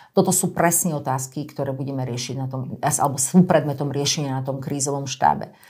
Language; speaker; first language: Slovak; native; Slovak